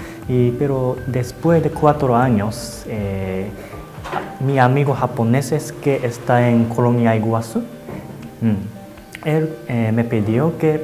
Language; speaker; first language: Spanish; non-native, learner; Japanese